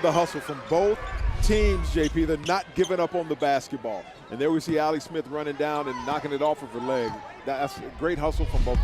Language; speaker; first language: English; native; English